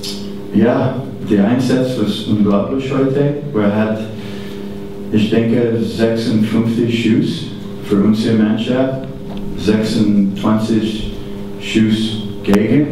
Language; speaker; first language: German; non-native, learner; English